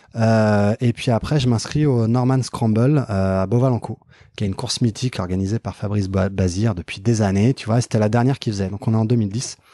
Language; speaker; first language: French; native; French